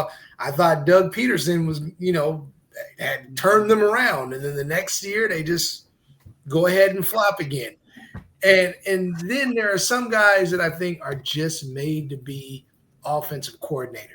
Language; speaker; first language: English; native; English